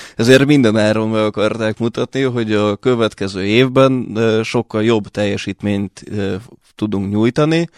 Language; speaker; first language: Hungarian; early bilingual, other home language; Russian